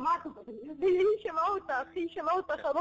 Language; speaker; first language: Hebrew; non-native, learner; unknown